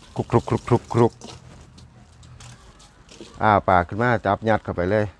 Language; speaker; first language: Thai; non-native, local second language; Lao